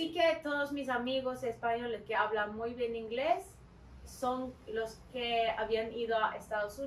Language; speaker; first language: Spanish; non-native, learner; Turkish